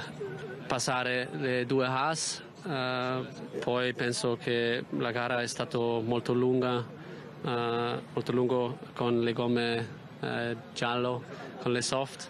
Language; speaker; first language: Italian; non-native, fluent; German